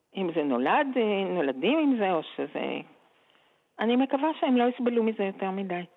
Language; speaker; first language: Hebrew; native; Hebrew